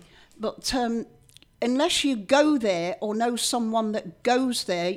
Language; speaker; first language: English; native; English